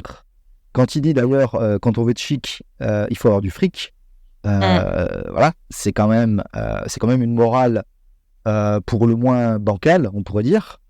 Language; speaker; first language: French; native; French